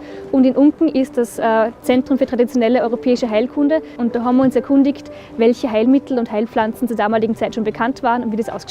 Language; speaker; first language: German; native; German